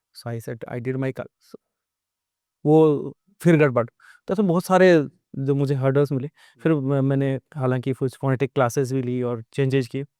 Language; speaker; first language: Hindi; native; Hindi